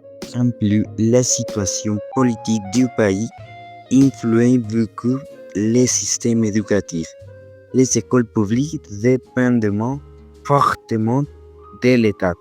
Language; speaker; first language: French; non-native, fluent; Spanish